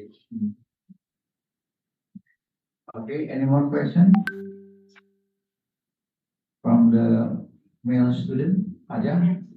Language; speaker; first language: English; non-native, learner; Indonesian